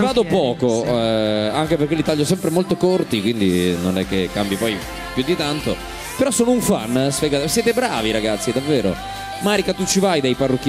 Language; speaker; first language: Italian; native; Italian